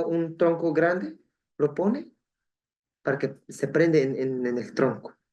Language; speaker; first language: Spanish; non-native, local second language; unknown